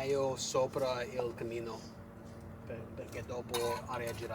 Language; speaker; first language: Italian; non-native, learner; English